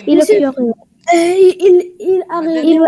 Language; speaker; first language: French; non-native, learner; Arabic